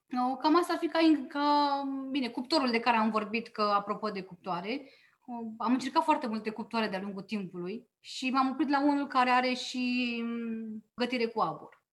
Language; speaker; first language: Romanian; native; Romanian